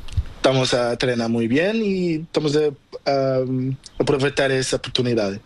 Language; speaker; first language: Spanish; non-native, learner; Portuguese